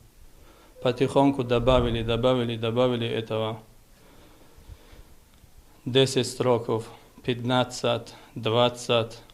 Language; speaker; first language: Russian; non-native, learner; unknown